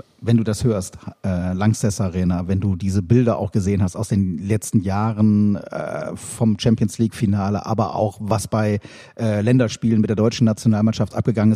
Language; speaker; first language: German; native; German